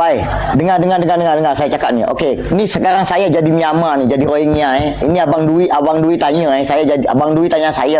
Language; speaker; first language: Malay; native; Malay